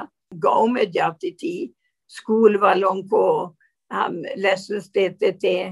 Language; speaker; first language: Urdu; non-native, learner; Swedish